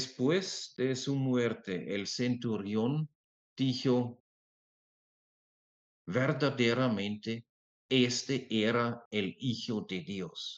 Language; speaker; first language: Spanish; non-native, fluent; German